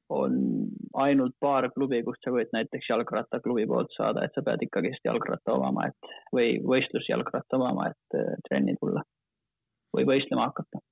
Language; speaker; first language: Estonian; non-native, fluent; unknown